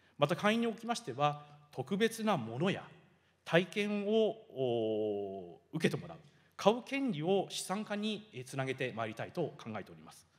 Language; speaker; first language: Japanese; native; Japanese